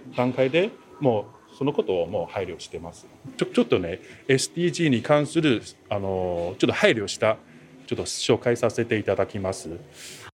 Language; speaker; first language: Japanese; non-native, fluent; Chinese